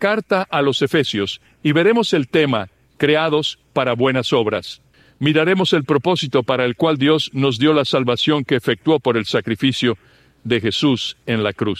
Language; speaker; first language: Spanish; native; Spanish